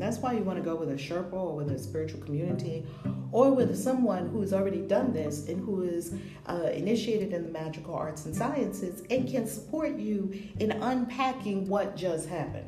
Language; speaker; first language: English; native; English